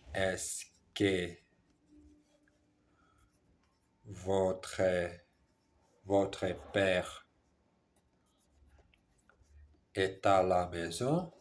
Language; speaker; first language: French; non-native, learner; Portuguese